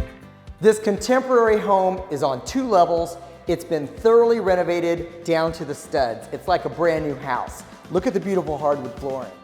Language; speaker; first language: English; native; English